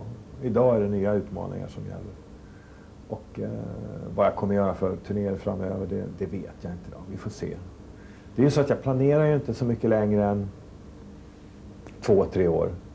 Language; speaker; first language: Swedish; native; Swedish